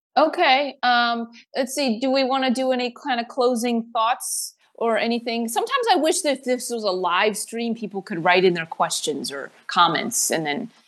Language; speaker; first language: English; native; English